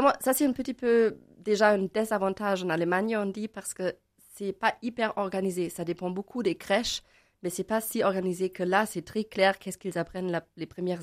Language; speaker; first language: French; non-native, learner; German